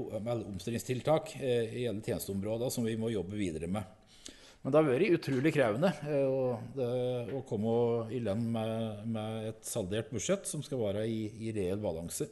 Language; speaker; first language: Norwegian; native; Norwegian